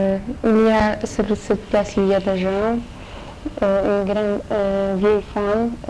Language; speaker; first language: French; non-native, learner; Polish